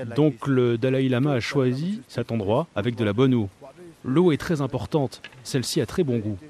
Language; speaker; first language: French; non-native, fluent; Chinese